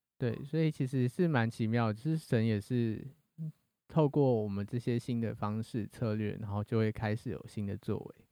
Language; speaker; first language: Chinese; native; Chinese